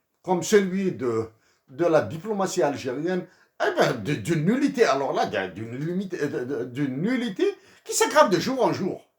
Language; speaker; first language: French; native; French